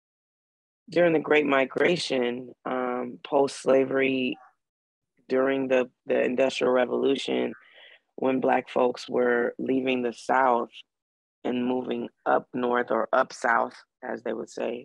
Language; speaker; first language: English; native; English